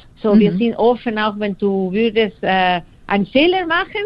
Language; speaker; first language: German; non-native, fluent; Spanish